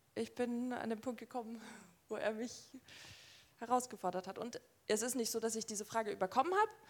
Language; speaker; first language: German; native; German